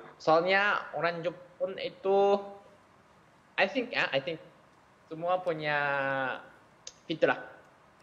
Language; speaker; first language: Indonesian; non-native, learner; Japanese